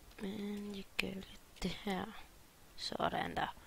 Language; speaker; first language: Danish; native; Danish